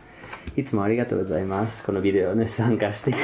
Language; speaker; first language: Japanese; non-native, fluent; English